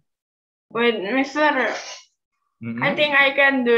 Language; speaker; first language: English; non-native, learner; Indonesian